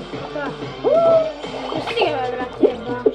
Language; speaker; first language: Bulgarian; native; Bulgarian